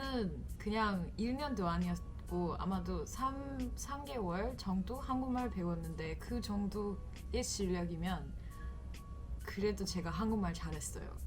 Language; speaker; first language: Korean; non-native, fluent; English